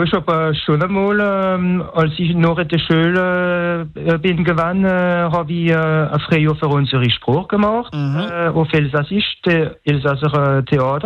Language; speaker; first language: German; non-native, local second language; French